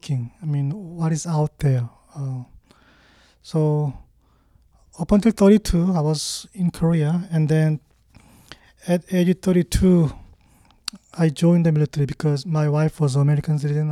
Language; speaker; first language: English; non-native, fluent; Korean